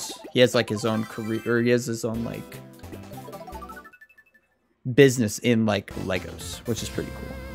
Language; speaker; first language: English; native; English